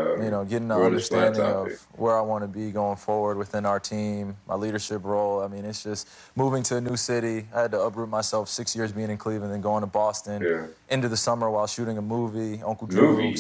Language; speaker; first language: English; native; English